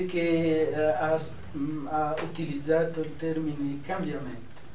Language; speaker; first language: Italian; non-native, fluent; Arabic